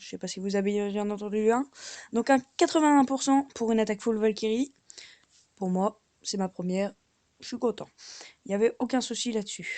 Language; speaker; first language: French; native; French